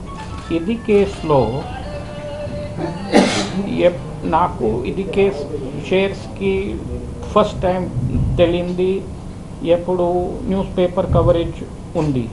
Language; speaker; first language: Telugu; early bilingual, heritage; Telugu